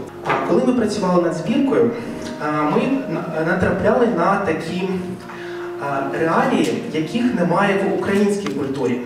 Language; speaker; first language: Ukrainian; native; Ukrainian